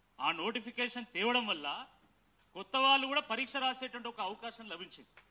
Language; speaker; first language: Telugu; native; Telugu